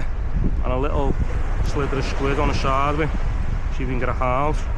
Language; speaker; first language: English; native; English